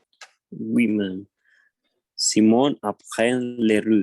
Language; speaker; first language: French; non-native, learner; Spanish